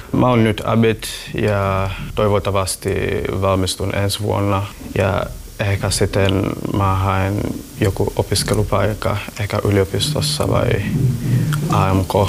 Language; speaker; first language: Finnish; non-native, learner; Swahili